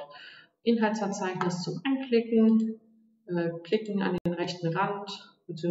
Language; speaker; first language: German; native; German